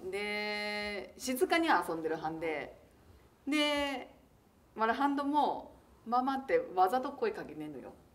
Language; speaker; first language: Japanese; native; Japanese